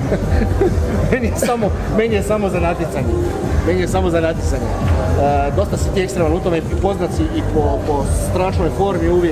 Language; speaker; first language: Croatian; native; Croatian